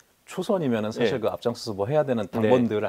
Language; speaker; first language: Korean; native; Korean